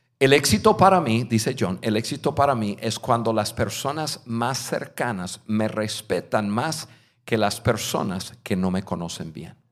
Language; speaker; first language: Spanish; non-native, fluent; English